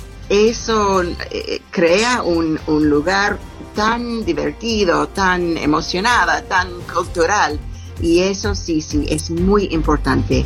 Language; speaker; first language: Spanish; non-native, fluent; English